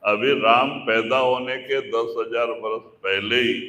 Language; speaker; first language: Hindi; non-native, local second language; Kannada